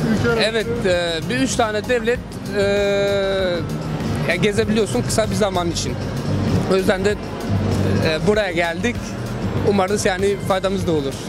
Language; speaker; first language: Turkish; non-native, fluent; Albanian